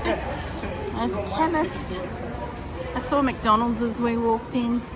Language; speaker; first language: English; native; English